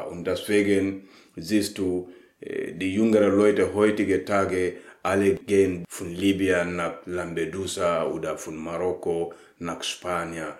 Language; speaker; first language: German; non-native, learner; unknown